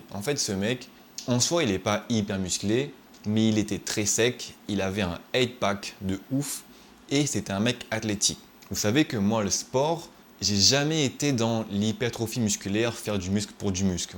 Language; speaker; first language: French; native; French